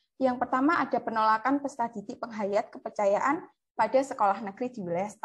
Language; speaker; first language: Indonesian; native; Indonesian